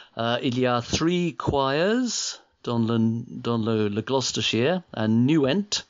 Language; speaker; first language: French; non-native, fluent; English